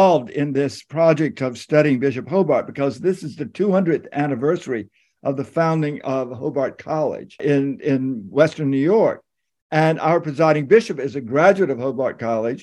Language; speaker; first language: English; native; English